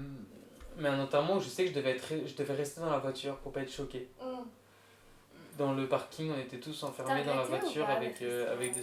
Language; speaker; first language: French; native; French